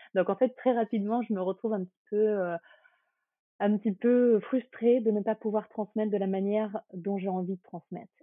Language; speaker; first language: French; early bilingual, other home language; Ukrainian